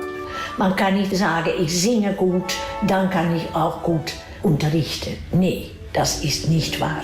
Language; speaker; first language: German; non-native, fluent; Dutch